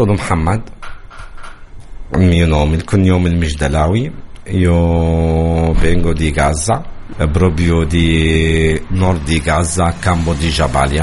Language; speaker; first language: Italian; non-native, learner; Arabic